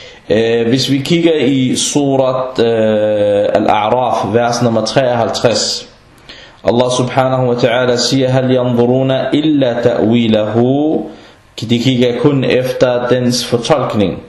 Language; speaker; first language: Danish; non-native, fluent; Arabic